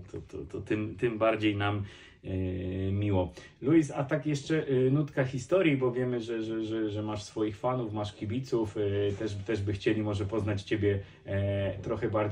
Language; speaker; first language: Polish; native; Polish